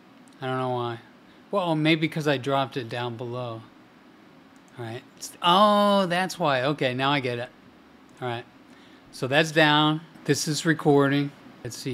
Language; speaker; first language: English; native; English